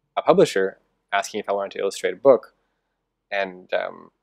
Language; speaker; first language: English; native; English